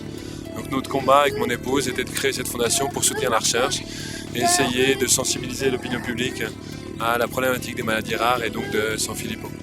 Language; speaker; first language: French; native; French